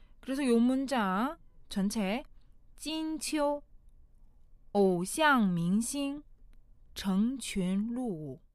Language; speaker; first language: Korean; non-native, fluent; Chinese